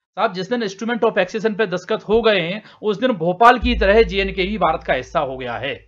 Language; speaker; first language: Hindi; native; Hindi